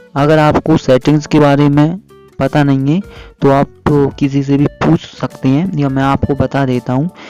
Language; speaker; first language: Hindi; native; Hindi